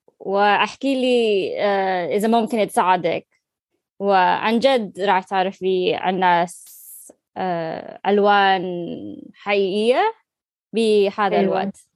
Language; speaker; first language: Arabic; non-native, learner; English